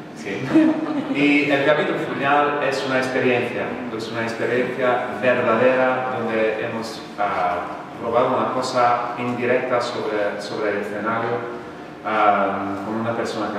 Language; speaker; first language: Spanish; non-native, fluent; English